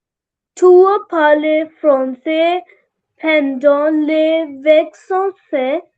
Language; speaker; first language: French; non-native, learner; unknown